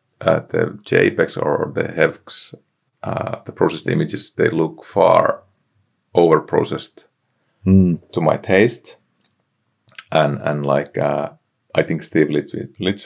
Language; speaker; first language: English; non-native, fluent; Finnish